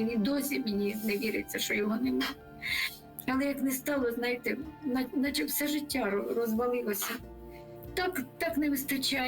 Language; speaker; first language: Ukrainian; native; Ukrainian